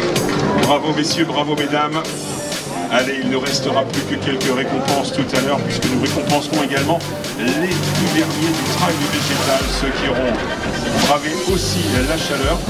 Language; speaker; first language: French; native; French